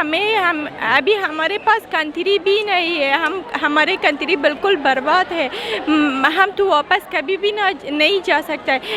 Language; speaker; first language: Hindi; non-native, learner; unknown